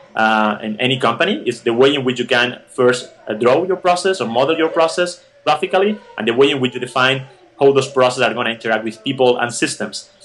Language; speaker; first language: English; non-native, fluent; Spanish